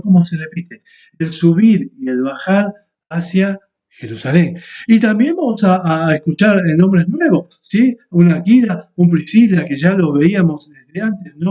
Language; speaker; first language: Spanish; native; Spanish